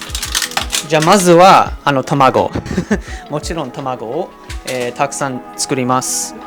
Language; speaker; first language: Japanese; non-native, fluent; English